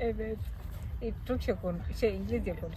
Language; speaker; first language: Turkish; non-native, fluent; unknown